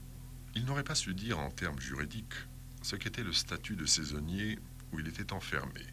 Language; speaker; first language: French; native; French